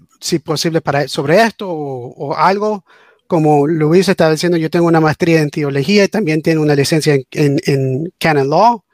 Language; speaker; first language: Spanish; early bilingual, heritage; English